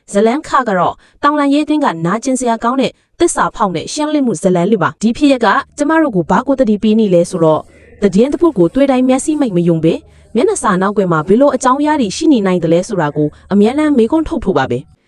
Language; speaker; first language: Burmese; native; Burmese